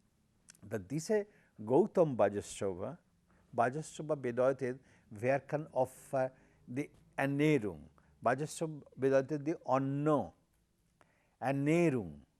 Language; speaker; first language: German; non-native, learner; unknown